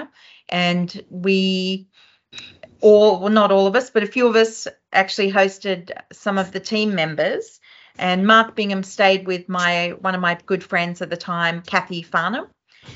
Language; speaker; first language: English; native; English